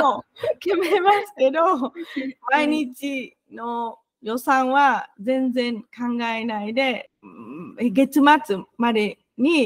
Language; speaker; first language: Japanese; non-native, fluent; Vietnamese